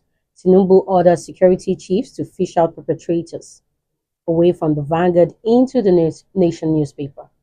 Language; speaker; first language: English; non-native, local second language; Yoruba